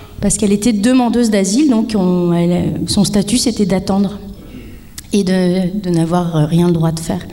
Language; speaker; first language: French; native; French